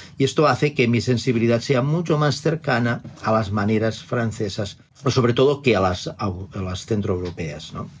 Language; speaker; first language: Spanish; non-native, local second language; Catalan